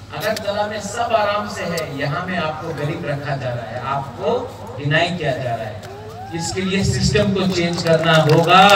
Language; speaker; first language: Hindi; non-native, local second language; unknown